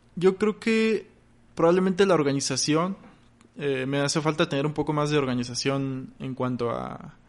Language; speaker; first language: Spanish; native; Spanish